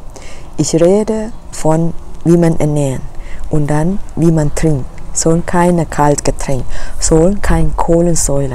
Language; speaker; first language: German; non-native, learner; Thai